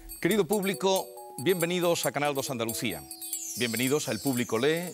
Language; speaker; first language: Spanish; native; Spanish